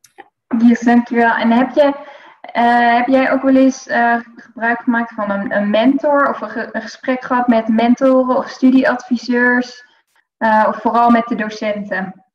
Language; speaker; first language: Dutch; native; Dutch